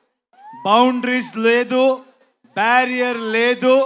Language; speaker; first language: Telugu; non-native, learner; Kannada